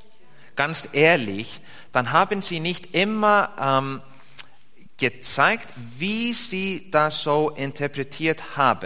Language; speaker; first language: German; non-native, fluent; Icelandic